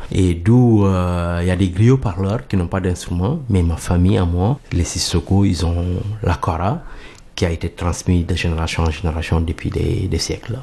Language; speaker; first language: French; non-native, local second language; Mandingo